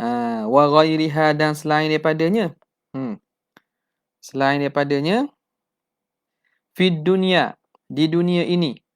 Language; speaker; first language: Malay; native; Malay